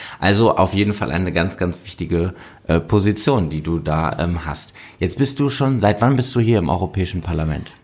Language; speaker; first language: German; native; German